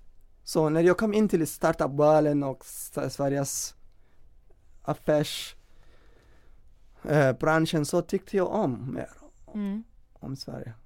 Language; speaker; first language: Swedish; non-native, fluent; Somali